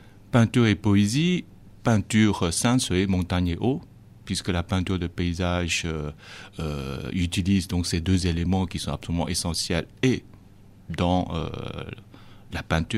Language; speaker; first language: French; non-native, fluent; Chinese